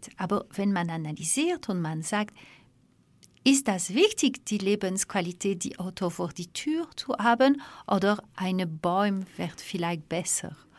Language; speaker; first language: German; non-native, learner; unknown